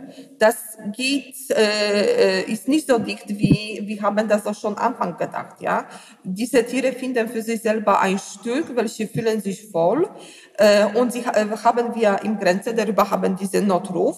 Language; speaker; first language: German; non-native, learner; Polish